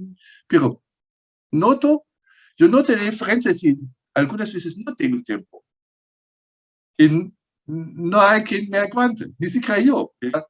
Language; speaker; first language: Spanish; non-native, fluent; German